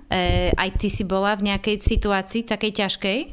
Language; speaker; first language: Slovak; native; Slovak